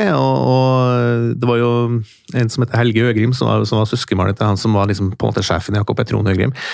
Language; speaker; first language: Norwegian; native; Norwegian